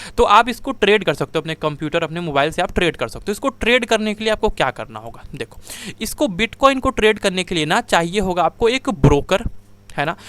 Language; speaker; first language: Hindi; native; Hindi